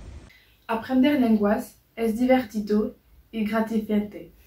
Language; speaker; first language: Spanish; non-native, learner; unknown